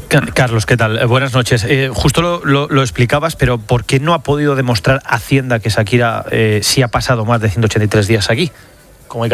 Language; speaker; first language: Spanish; native; Spanish